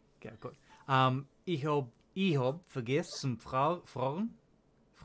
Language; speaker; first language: German; non-native, learner; English